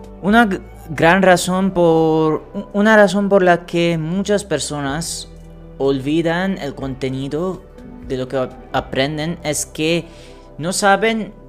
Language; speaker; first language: Spanish; non-native, learner; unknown